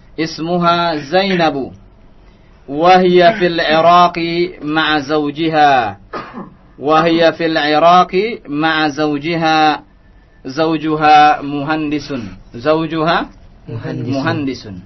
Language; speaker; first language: Arabic; non-native, fluent; Indonesian